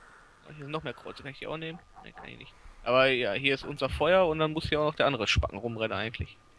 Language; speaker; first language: German; native; German